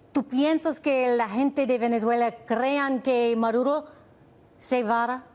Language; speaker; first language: Spanish; non-native, learner; English